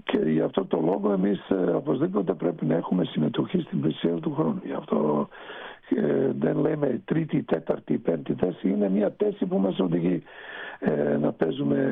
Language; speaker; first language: Greek; non-native, fluent; Serbian